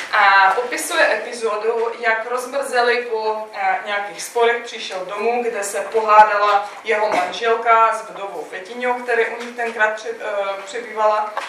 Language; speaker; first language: Czech; non-native, fluent; Russian